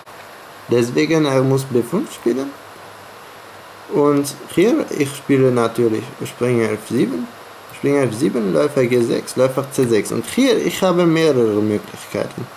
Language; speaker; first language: German; non-native, fluent; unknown